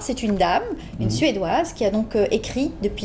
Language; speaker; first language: French; native; French